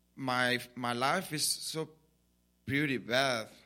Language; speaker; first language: English; non-native, learner; Spanish